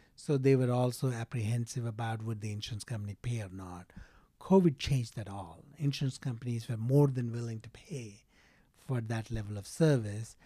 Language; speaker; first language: English; non-native, local second language; Telugu